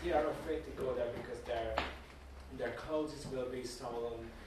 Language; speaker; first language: English; non-native, fluent; Hungarian